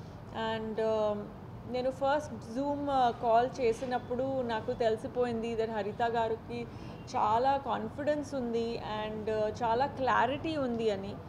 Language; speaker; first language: Telugu; non-native, fluent; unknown